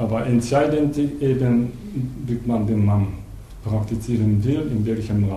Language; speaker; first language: German; non-native, learner; Japanese